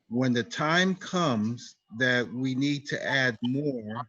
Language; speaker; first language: English; native; English